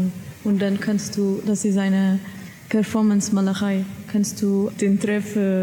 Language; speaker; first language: German; non-native, learner; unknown